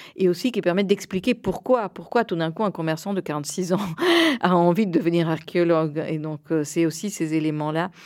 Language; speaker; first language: French; early bilingual, heritage; Spanish